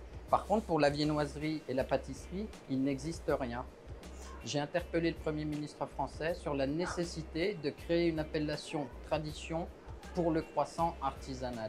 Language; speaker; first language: French; native; French